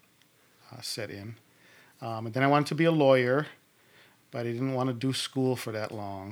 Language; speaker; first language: English; native; English